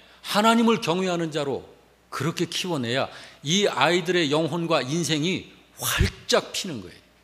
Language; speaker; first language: Korean; native; Korean